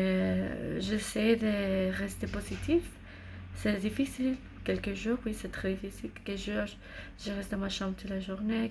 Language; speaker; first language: French; non-native, learner; English